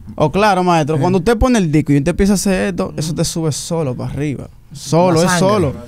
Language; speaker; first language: Spanish; early bilingual, heritage; Spanish